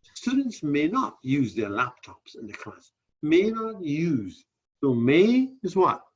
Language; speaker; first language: English; non-native, fluent; Persian